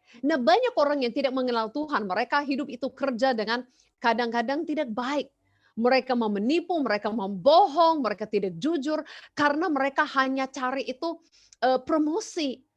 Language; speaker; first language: Indonesian; non-native, fluent; English